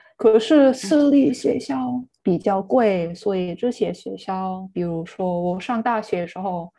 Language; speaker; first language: Chinese; non-native, fluent; English